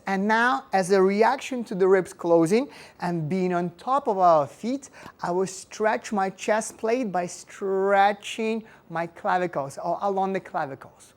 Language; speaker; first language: English; non-native, fluent; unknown